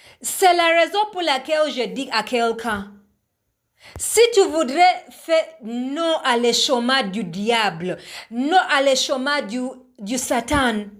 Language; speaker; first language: French; non-native, learner; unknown